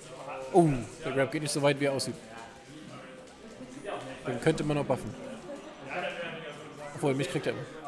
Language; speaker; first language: German; native; German